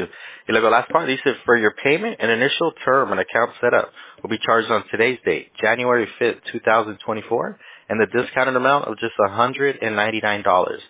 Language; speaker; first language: English; early bilingual, other home language; Spanish